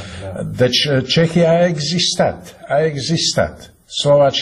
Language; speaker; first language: Romanian; non-native, fluent; Slovak